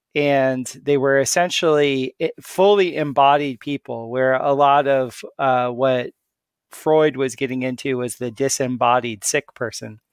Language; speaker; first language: English; native; English